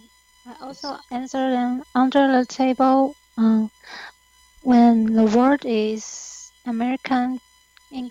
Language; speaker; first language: English; non-native, learner; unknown